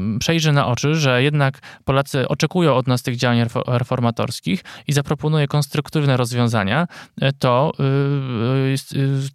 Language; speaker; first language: Polish; native; Polish